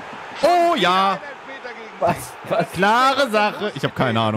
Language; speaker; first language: German; native; German